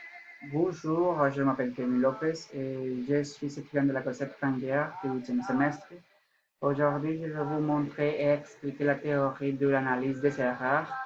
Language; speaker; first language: French; non-native, learner; Spanish